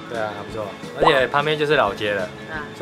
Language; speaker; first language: Chinese; native; Chinese